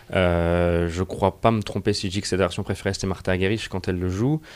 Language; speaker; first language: French; native; French